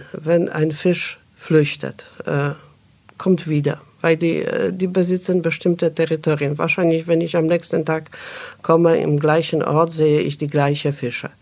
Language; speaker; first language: German; non-native, fluent; Polish